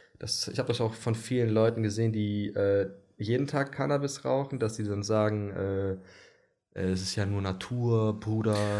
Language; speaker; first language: German; early bilingual, other home language; Greek